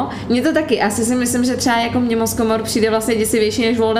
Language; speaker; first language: Czech; native; Czech